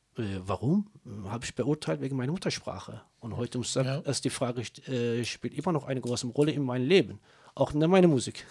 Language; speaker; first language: German; non-native, learner; Kurdish